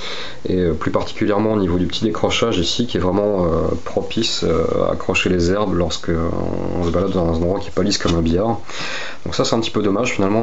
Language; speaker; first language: French; native; French